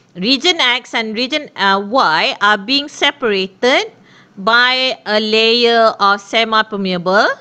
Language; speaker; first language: English; non-native, local second language; Malay